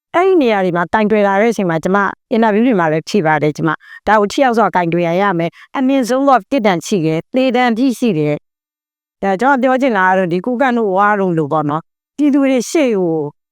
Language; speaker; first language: Burmese; native; Burmese